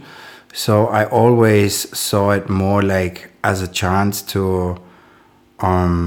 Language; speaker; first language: English; non-native, fluent; German